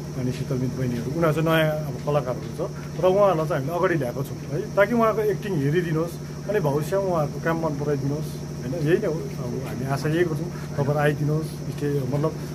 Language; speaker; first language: Nepali; native; Nepali